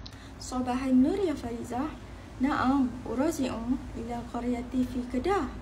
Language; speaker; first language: Arabic; non-native, learner; Malay